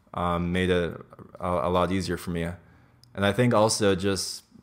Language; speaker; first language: English; native; English